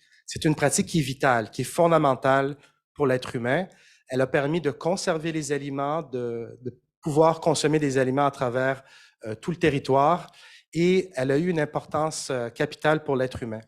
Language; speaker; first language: French; native; French